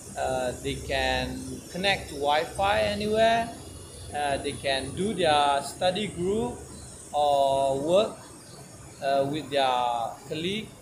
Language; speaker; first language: English; non-native, learner; Malay